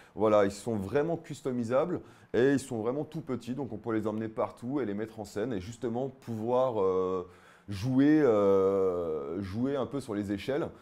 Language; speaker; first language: French; native; French